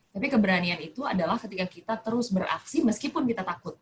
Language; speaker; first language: Malay; non-native, local second language; Javanese